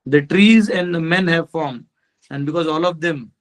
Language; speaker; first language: English; non-native, local second language; Hindi